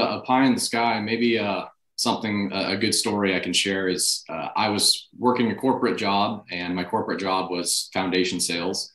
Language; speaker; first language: English; native; English